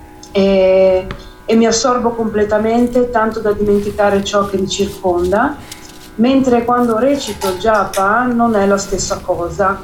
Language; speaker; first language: Italian; native; Italian